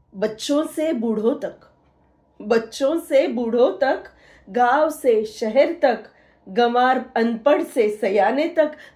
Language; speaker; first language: Hindi; non-native, local second language; Marathi